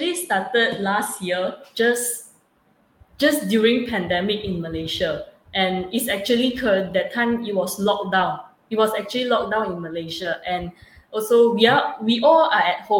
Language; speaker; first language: English; non-native, local second language; Chinese